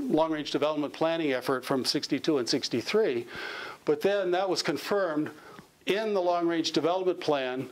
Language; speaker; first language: English; native; English